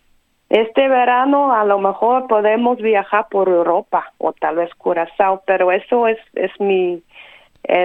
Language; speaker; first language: Spanish; non-native, fluent; Dutch